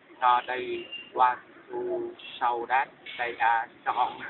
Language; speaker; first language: English; non-native, learner; Vietnamese